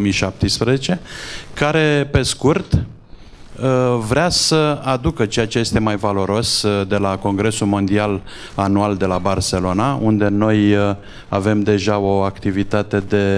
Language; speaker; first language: Romanian; native; Romanian